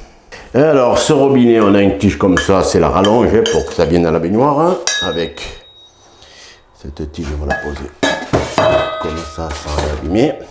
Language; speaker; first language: French; native; French